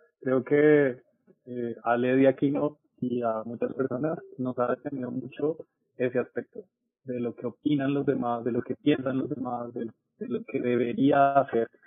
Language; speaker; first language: Spanish; native; Spanish